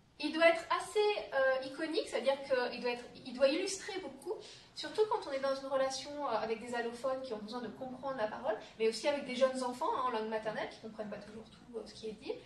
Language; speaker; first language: French; native; French